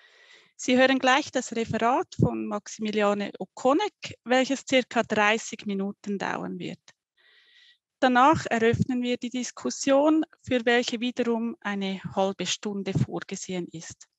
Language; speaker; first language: German; native; German